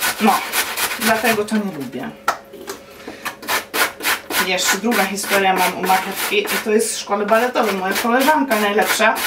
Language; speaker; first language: Polish; non-native, learner; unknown